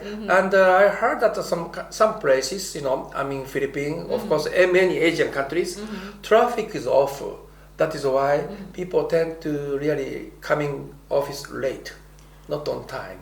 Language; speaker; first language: English; non-native, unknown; Japanese